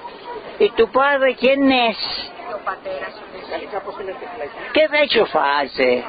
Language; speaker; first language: Spanish; early bilingual, heritage; Ladino